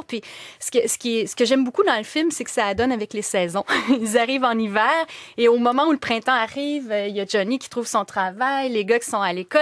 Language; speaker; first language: French; native; French